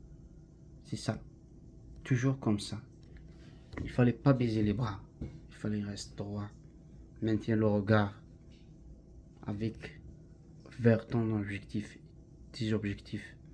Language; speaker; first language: French; non-native, learner; Arabic